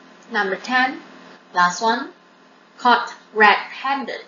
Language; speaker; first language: English; non-native, local second language; Chinese